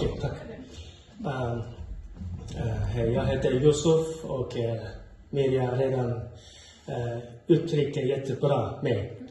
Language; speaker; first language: Swedish; non-native, learner; Uyghur